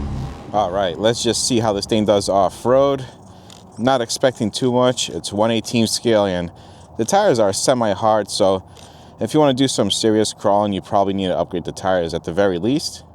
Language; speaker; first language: English; native; English